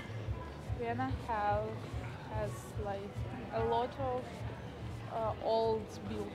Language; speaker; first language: English; non-native, learner; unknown